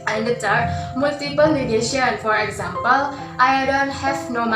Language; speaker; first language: English; non-native, learner; Indonesian